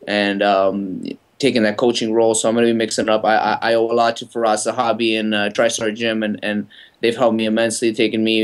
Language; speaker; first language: English; native; English